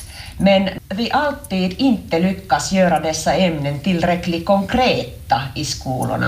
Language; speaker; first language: Swedish; non-native, local second language; Finnish